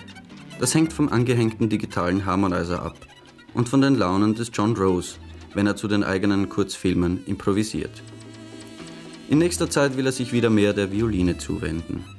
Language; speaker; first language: German; native; German